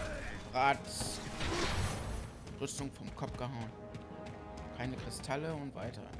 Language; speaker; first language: German; native; German